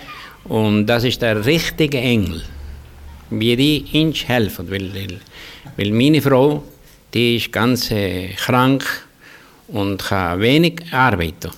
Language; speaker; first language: German; early bilingual, heritage; German